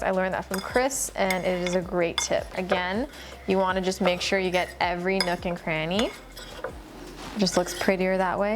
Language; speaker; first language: English; native; English